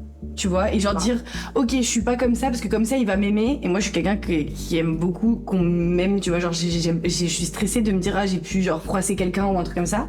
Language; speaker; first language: French; native; French